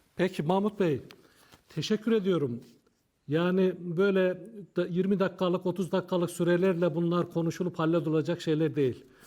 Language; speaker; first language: Turkish; native; Turkish